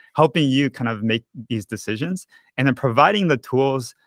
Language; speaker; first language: English; early bilingual, other home language; Japanese